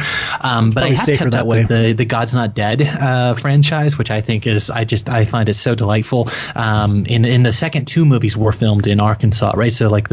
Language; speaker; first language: English; native; English